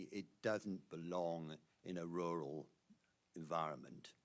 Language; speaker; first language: English; native; English